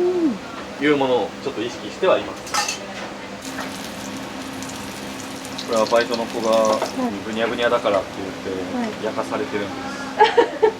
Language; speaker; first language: Japanese; native; Japanese